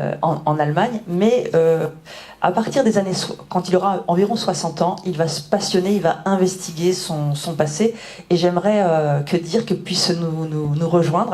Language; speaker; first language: French; native; French